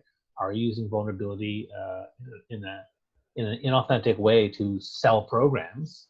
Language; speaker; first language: English; native; English